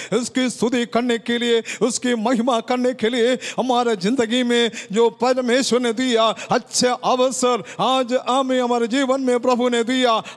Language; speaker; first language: Hindi; non-native, local second language; Malayalam